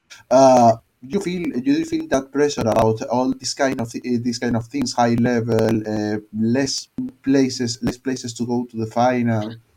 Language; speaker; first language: English; non-native, learner; Spanish